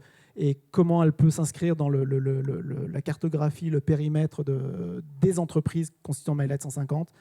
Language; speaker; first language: French; native; French